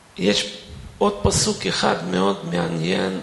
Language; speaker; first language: Hebrew; non-native, fluent; Russian